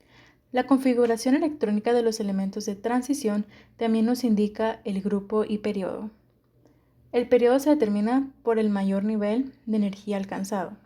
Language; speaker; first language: Spanish; native; Spanish